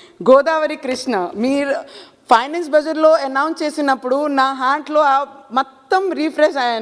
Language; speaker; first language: Telugu; non-native, learner; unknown